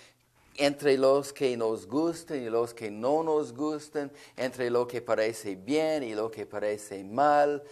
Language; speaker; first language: Spanish; non-native, fluent; English